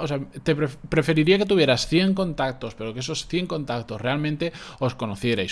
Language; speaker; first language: Spanish; native; Spanish